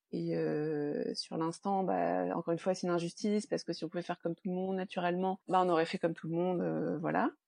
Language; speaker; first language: French; native; French